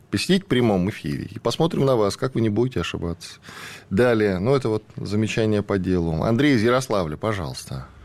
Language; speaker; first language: Russian; native; Russian